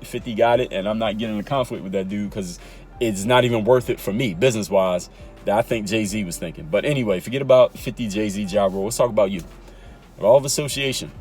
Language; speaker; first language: English; native; English